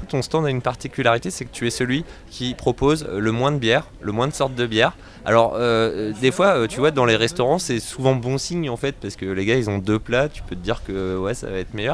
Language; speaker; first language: French; native; French